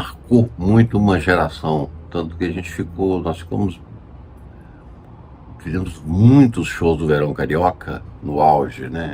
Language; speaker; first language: Portuguese; native; Portuguese